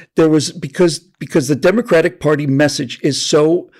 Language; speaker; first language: English; native; English